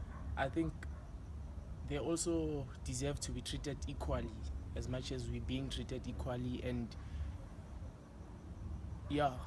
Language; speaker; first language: English; non-native, local second language; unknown